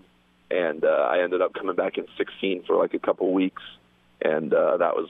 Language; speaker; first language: English; native; English